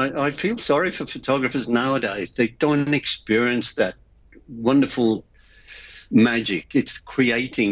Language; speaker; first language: English; native; English